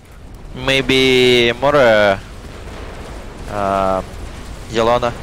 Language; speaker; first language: English; non-native, learner; Russian